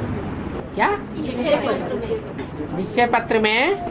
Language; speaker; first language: Hindi; native; Hindi